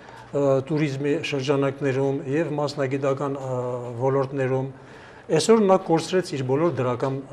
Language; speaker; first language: Armenian; native; Armenian